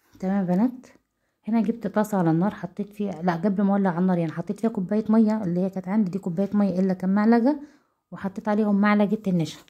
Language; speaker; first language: Arabic; native; Arabic